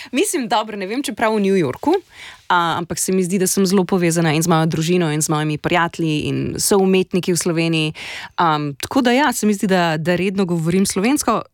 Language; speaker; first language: Slovenian; native; Slovenian